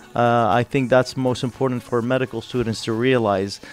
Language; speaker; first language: English; non-native, fluent; Arabic